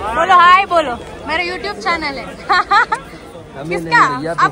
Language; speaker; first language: Hindi; non-native, local second language; Kannada